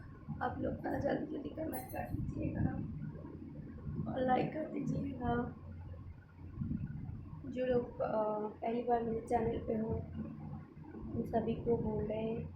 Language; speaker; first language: Hindi; non-native, local second language; Bangla